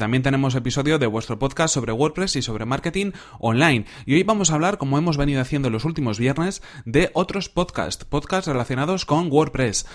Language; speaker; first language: Spanish; native; Spanish